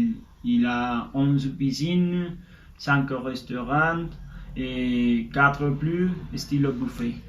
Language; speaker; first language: French; non-native, learner; Spanish